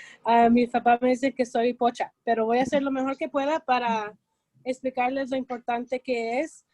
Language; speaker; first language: Spanish; early bilingual, heritage; Spanish